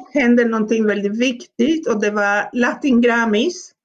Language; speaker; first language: Swedish; non-native, fluent; Spanish